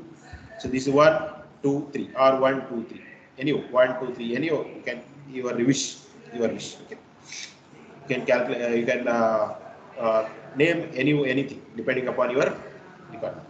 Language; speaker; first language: English; non-native, local second language; Kannada